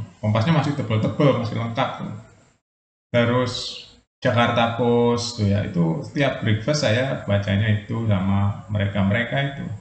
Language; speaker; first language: Indonesian; non-native, local second language; Javanese